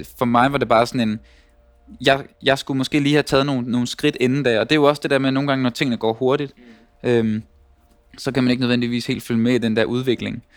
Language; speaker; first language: Danish; native; Danish